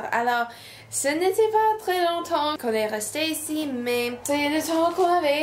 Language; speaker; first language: French; non-native, learner; English